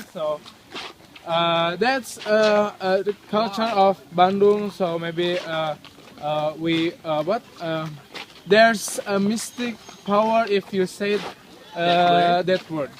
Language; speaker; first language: English; non-native, learner; Indonesian